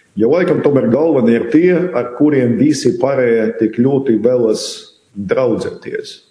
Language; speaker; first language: Latvian; non-native, local second language; Russian